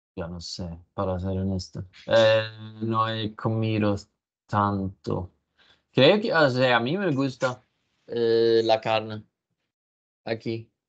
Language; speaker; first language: Spanish; non-native, fluent; Swedish